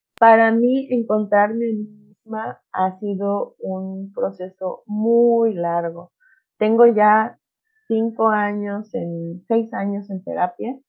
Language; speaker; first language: Spanish; non-native, local second language; Nahuatl languages